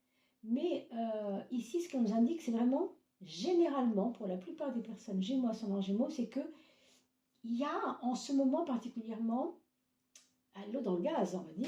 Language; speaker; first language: French; native; French